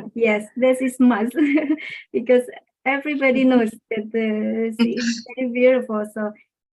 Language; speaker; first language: English; non-native, local second language; Indonesian